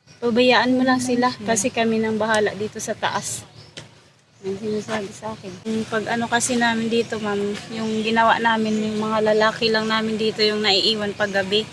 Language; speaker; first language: Filipino; non-native, local second language; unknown